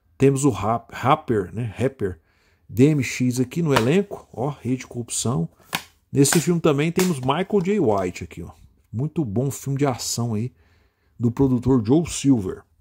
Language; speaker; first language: Portuguese; native; Portuguese